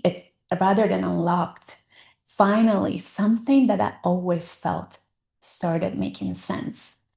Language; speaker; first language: English; non-native, fluent; Italian